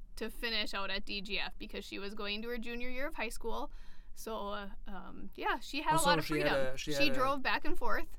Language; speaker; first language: English; native; English